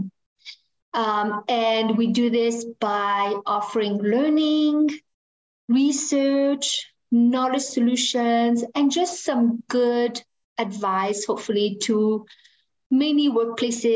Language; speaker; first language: English; non-native, fluent; French